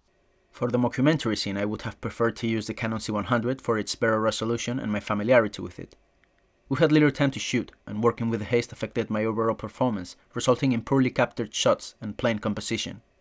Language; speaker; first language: English; non-native, fluent; Spanish